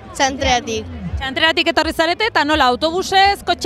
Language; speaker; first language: Basque; native; Basque